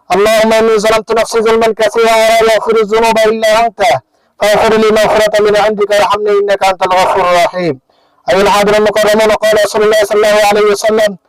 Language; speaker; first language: Arabic; non-native, fluent; Bangla